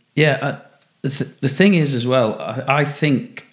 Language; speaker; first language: English; native; English